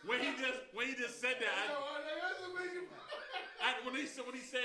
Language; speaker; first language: English; native; English